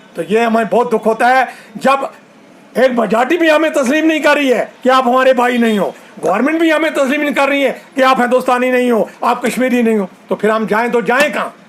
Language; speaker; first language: Hindi; non-native, local second language; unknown